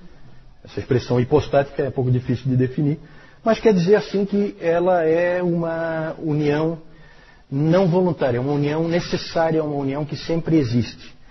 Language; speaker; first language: Portuguese; native; Portuguese